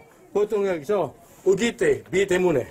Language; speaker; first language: Korean; non-native, learner; Indonesian